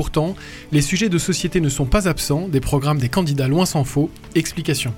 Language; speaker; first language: French; native; French